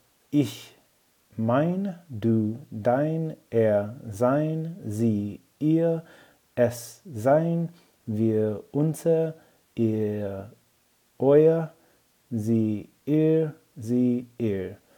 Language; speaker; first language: German; non-native, learner; English